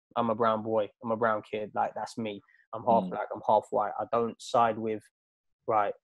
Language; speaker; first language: English; native; English